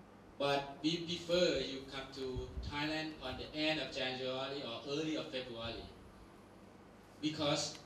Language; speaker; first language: English; non-native, learner; Thai